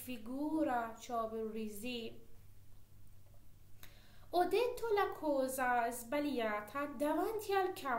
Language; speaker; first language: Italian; non-native, fluent; Persian